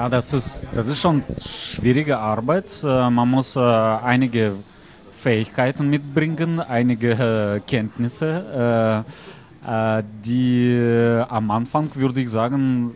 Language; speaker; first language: German; non-native, fluent; Russian